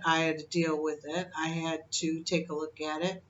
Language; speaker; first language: English; native; English